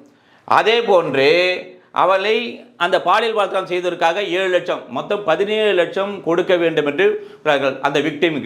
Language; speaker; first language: Tamil; native; Tamil